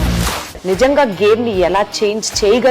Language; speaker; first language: Telugu; native; Telugu